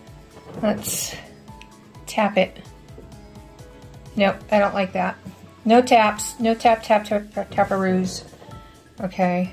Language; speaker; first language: English; native; English